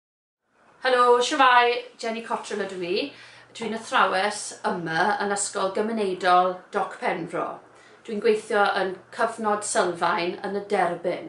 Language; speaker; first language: Welsh; non-native, learner; English